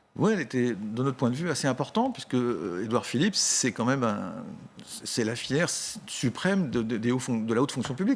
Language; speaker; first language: French; native; French